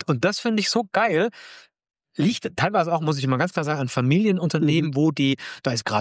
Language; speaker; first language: German; native; German